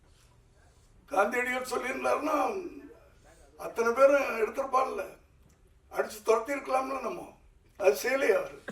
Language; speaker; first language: Tamil; native; Tamil